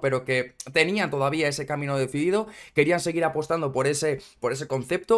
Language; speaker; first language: Spanish; native; Spanish